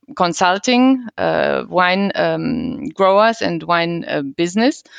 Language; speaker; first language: English; non-native, fluent; German